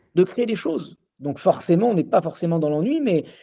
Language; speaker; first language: French; native; French